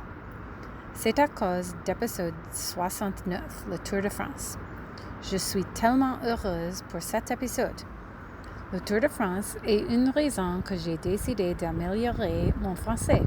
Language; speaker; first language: French; non-native, learner; English